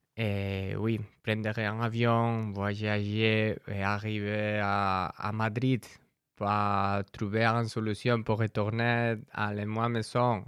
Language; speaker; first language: French; non-native, learner; Spanish